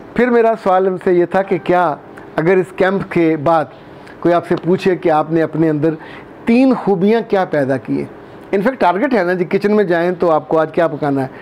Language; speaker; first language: Urdu; non-native, local second language; Punjabi